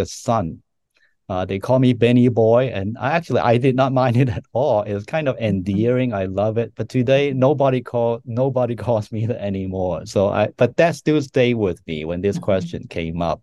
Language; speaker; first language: English; non-native, local second language; Cantonese